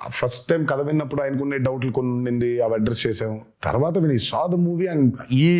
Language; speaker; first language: Telugu; native; Telugu